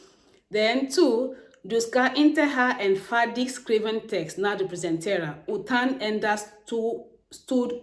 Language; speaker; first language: Swedish; non-native, learner; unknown